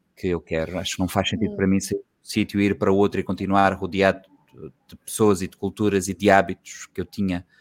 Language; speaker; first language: Portuguese; native; Portuguese